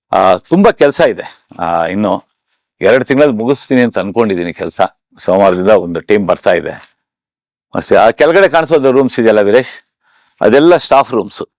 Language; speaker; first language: Kannada; native; Kannada